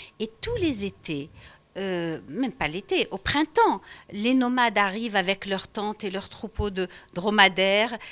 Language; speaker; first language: French; native; French